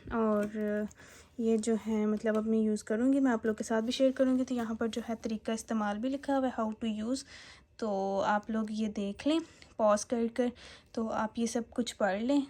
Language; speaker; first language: Urdu; native; Urdu